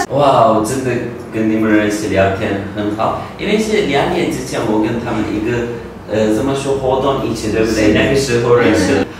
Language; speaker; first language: Chinese; non-native, learner; Turkish